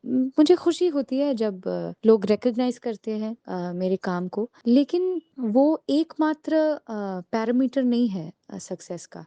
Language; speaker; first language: Hindi; non-native, local second language; Bangla